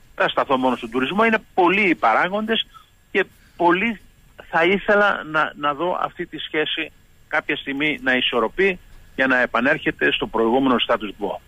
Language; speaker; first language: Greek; native; Greek